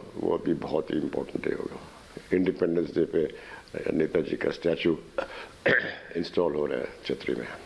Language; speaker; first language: Hindi; non-native, local second language; Bangla